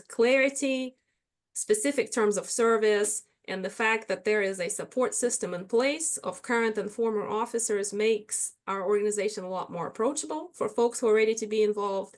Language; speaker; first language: English; non-native, fluent; Russian